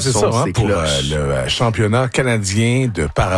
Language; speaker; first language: French; native; French